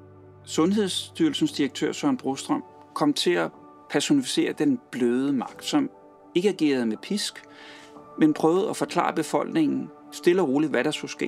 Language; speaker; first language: Danish; native; Danish